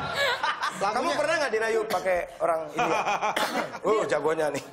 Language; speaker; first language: Indonesian; native; Indonesian